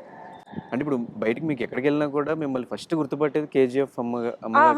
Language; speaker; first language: Telugu; native; Telugu